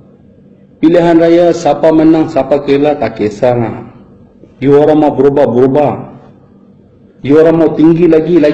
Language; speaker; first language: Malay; non-native, fluent; Bangla